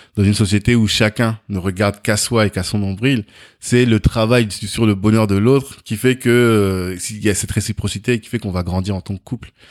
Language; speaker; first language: French; native; French